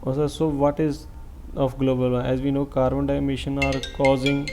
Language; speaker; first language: English; non-native, local second language; Punjabi